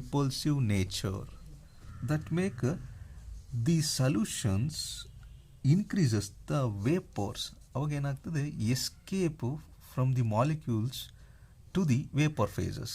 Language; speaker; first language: English; non-native, local second language; Kannada